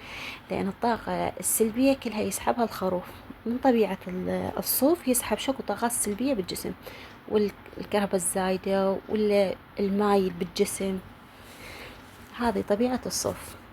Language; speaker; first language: Arabic; native; Arabic